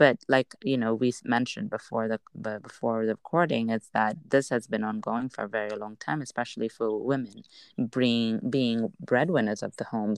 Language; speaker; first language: English; non-native, local second language; Wolof